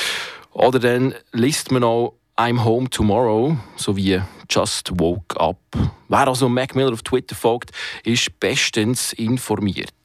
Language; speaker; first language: German; native; German